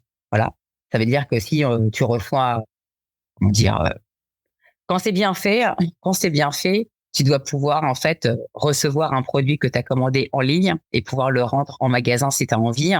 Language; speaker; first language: French; native; French